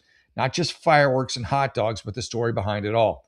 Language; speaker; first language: English; native; English